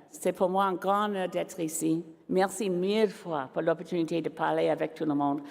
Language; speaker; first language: French; non-native, local second language; English